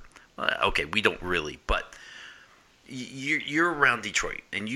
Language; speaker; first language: English; native; English